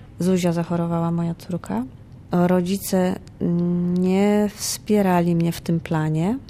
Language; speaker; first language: Polish; native; Polish